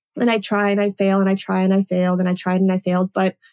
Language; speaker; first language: English; early bilingual, other home language; Polish